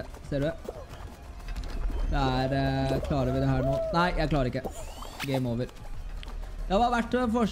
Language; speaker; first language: Norwegian; native; Norwegian